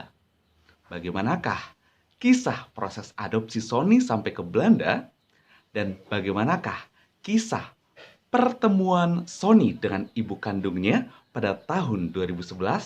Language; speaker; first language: Indonesian; native; Indonesian